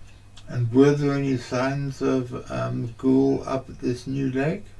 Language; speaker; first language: English; native; English